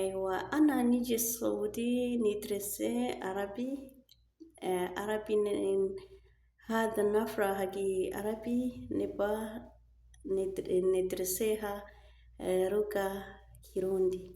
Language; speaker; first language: Arabic; non-native, learner; Rundi